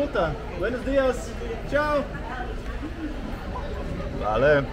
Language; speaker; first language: Spanish; non-native, learner; Dutch